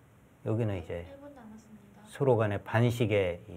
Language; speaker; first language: Korean; native; Korean